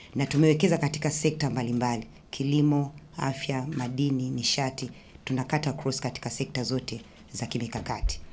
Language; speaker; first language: Swahili; native; Swahili